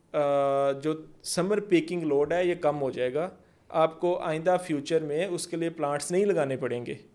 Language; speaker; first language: Urdu; non-native, local second language; Punjabi